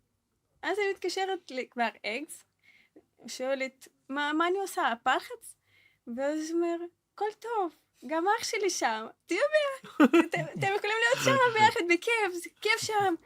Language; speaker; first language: Hebrew; non-native, fluent; Russian